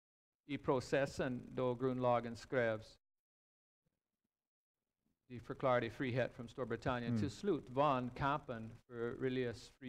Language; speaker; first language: Swedish; non-native, fluent; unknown